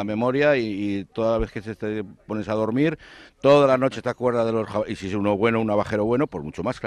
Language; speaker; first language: Spanish; native; Spanish